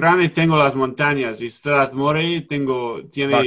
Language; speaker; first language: Spanish; non-native, learner; English